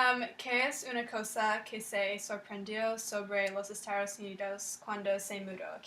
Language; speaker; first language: Spanish; non-native, learner; English